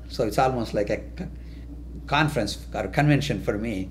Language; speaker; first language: English; non-native, local second language; Telugu